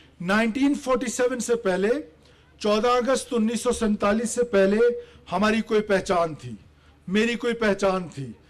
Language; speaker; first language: Urdu; non-native, local second language; Baluchi